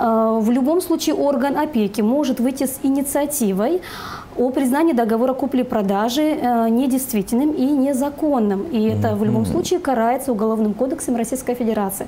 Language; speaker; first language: Russian; native; Russian